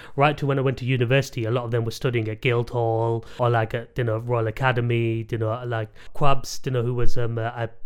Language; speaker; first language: English; native; English